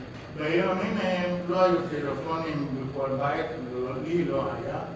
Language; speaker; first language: Hebrew; non-native, fluent; Arabic